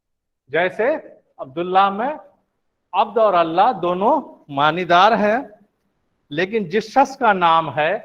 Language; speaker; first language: Urdu; native; Urdu